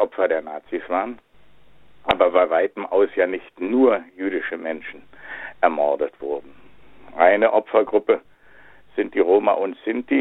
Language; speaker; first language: German; native; German